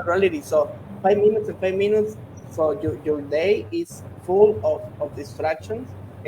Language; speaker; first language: English; non-native, learner; Spanish